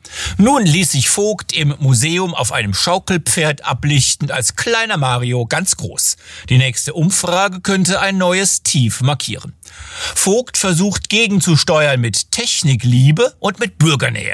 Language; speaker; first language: German; native; German